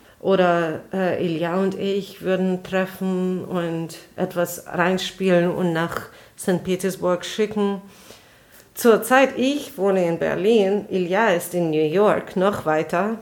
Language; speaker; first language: German; non-native, fluent; Russian